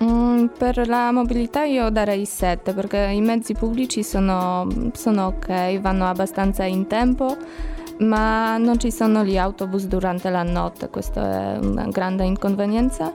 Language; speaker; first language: Italian; non-native, learner; Polish